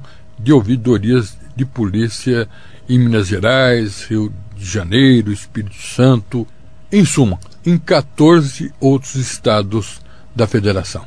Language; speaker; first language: Portuguese; native; Portuguese